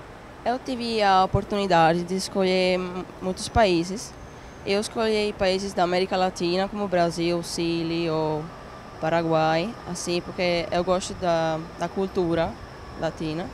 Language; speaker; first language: Portuguese; non-native, learner; Italian